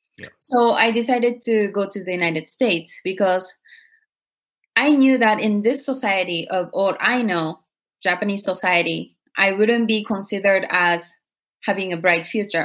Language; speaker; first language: English; non-native, fluent; Japanese